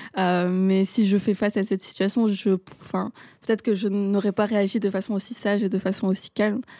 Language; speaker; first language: French; non-native, local second language; Arabic